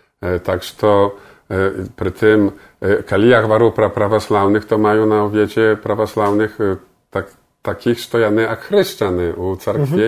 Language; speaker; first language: Polish; non-native, local second language; Belarusian